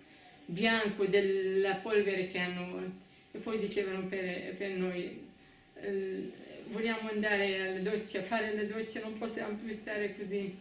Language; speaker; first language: Italian; non-native, fluent; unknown